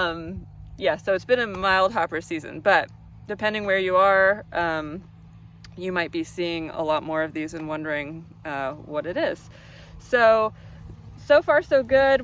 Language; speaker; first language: English; native; English